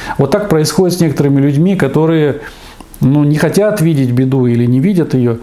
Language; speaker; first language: Russian; native; Russian